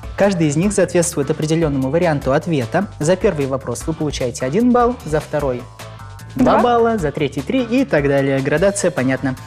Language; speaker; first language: Russian; non-native, local second language; Chuvash